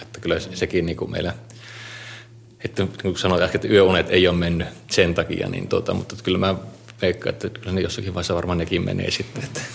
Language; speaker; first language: Finnish; native; Finnish